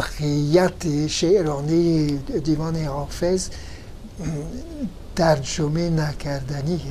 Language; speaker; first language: Persian; non-native, fluent; French